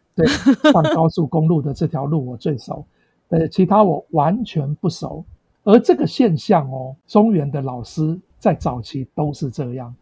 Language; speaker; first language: Chinese; native; Chinese